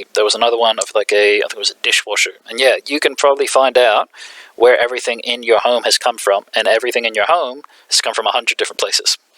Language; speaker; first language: English; native; English